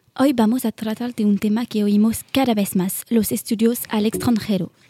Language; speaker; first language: Spanish; non-native, learner; French